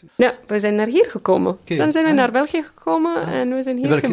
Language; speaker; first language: Dutch; early bilingual, other home language; Arabic